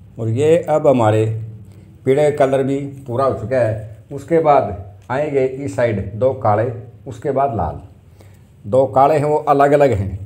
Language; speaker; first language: Hindi; native; Hindi